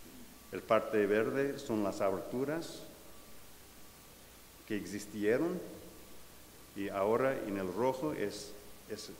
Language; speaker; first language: Spanish; non-native, fluent; English